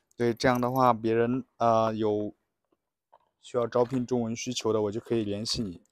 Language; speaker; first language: Chinese; native; Chinese